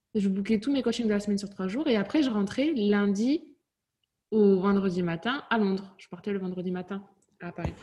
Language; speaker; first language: French; native; French